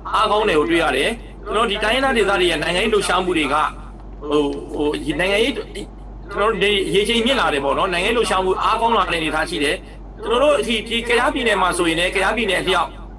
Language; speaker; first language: Burmese; non-native, local second language; Mon